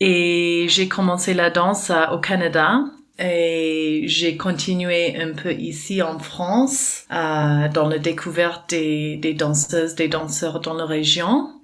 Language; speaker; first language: French; non-native, fluent; English